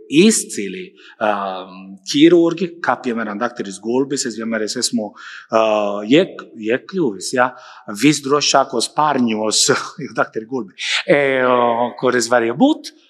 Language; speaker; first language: Latvian; non-native, fluent; Italian